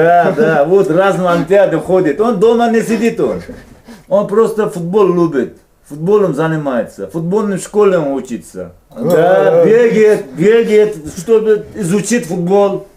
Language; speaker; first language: Russian; non-native, local second language; Uzbek